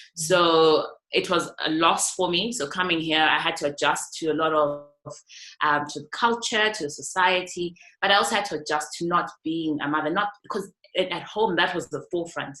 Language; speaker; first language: English; non-native, local second language; North Ndebele